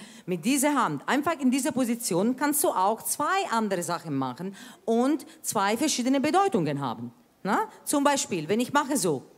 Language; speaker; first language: German; non-native, fluent; Italian